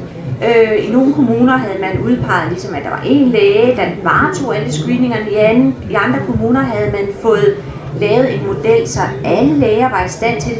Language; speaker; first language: Danish; native; Danish